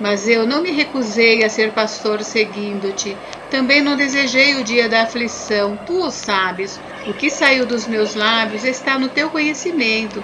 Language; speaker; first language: Portuguese; native; Portuguese